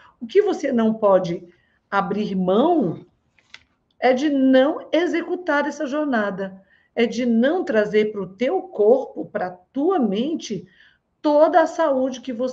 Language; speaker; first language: Portuguese; native; Portuguese